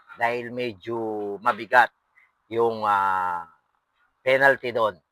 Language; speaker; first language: Filipino; non-native, local second language; Pampanga